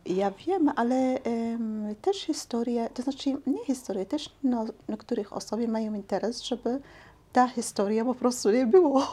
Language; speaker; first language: Polish; non-native, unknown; Arabic